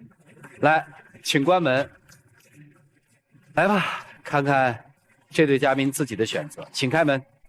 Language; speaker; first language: Chinese; native; Chinese